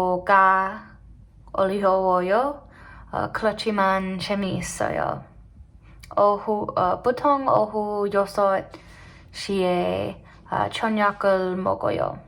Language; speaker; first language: Korean; non-native, learner; English